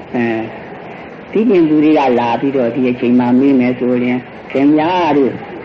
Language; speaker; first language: Burmese; native; Burmese